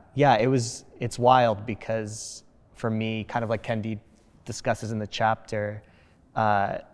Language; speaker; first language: English; early bilingual, other home language; Spanish